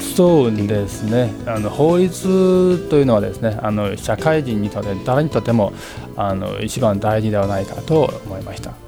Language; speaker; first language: Japanese; non-native, fluent; Chinese